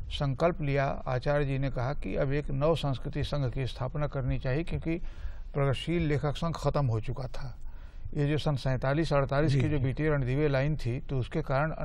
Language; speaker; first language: Hindi; native; Hindi